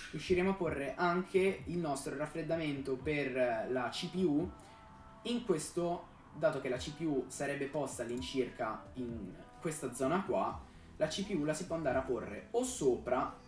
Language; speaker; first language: Italian; native; Italian